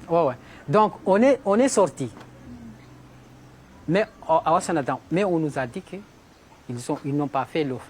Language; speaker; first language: French; non-native, learner; Comorian